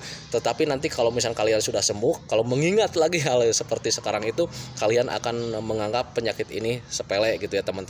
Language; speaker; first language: Indonesian; native; Indonesian